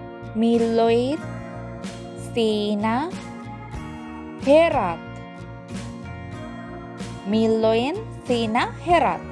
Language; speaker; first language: Finnish; non-native, learner; Bangla